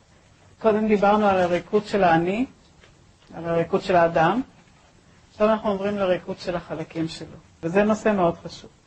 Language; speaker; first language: Hebrew; native; Hebrew